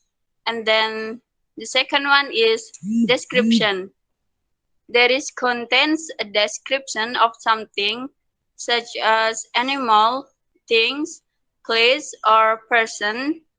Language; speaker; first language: English; non-native, learner; Indonesian